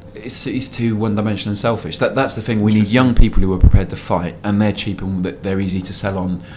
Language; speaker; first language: English; native; English